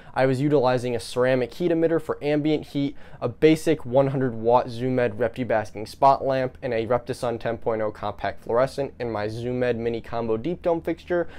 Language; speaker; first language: English; native; English